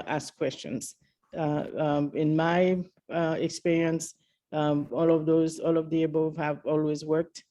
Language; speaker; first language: English; early bilingual, other home language; Haitian Creole